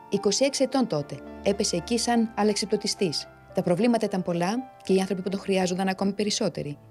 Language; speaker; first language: Greek; native; Greek